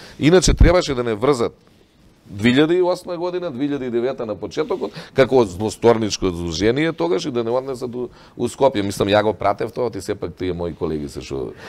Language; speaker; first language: Macedonian; native; Macedonian